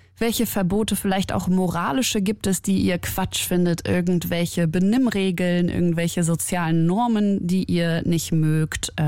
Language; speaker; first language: German; early bilingual, other home language; Arabic